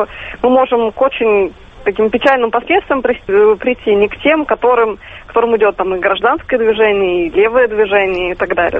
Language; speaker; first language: Russian; native; Russian